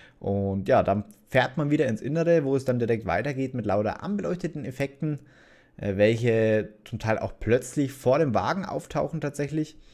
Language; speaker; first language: German; native; German